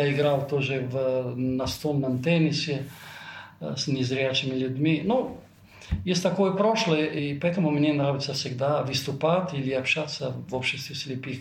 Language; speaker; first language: Russian; non-native, fluent; Italian